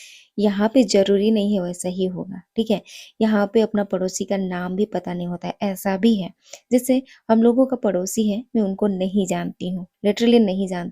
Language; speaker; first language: Hindi; non-native, local second language; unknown